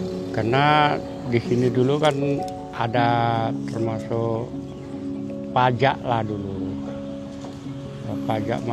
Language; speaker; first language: Indonesian; non-native, local second language; Balinese